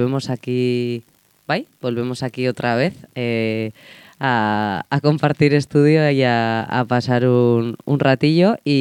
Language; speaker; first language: Spanish; native; Spanish